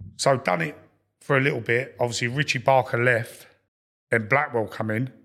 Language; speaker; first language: English; native; English